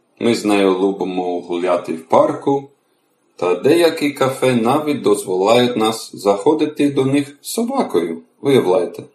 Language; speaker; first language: Ukrainian; non-native, fluent; English